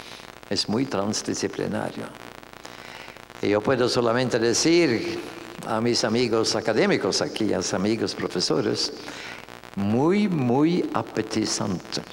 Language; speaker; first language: Spanish; non-native, fluent; Norwegian